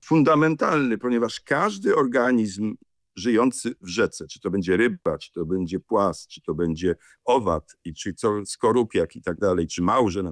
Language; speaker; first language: Polish; native; Polish